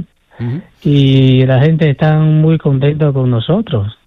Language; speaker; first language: Spanish; non-native, fluent; Chinese